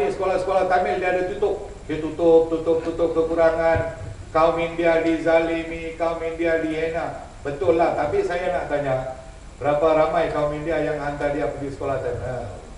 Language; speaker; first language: Malay; non-native, local second language; Tamil